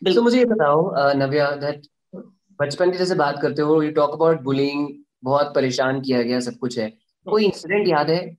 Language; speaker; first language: Hindi; native; Hindi